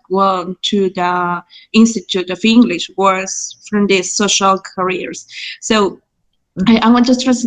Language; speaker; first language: English; non-native, fluent; Spanish